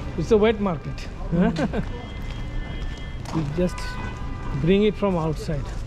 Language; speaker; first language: English; non-native, local second language; Bangla